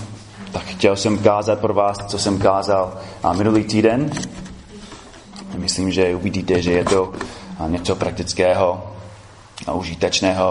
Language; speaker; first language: Czech; non-native, fluent; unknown